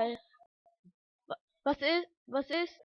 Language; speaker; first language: German; early bilingual, other home language; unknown